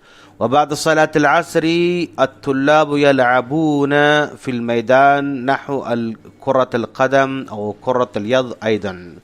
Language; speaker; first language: Arabic; non-native, fluent; Urdu